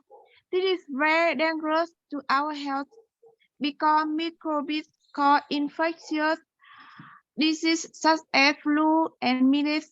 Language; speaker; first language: English; non-native, learner; Vietnamese